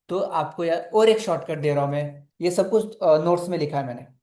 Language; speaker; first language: Hindi; non-native, local second language; Marathi